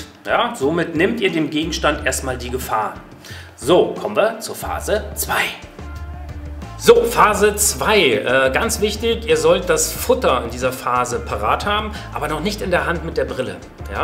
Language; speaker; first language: German; native; German